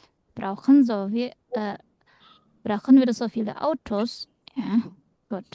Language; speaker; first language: German; non-native, learner; Indonesian